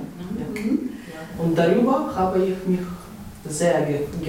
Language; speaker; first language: German; non-native, learner; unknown